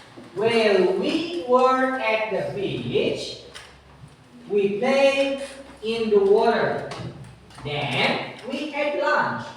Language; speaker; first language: English; non-native, learner; Indonesian